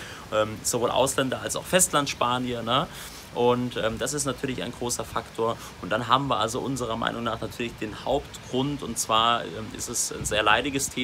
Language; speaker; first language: German; native; German